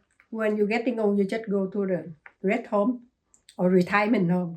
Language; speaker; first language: English; non-native, learner; Chinese